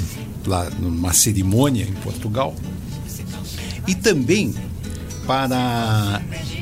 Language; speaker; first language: Portuguese; native; Portuguese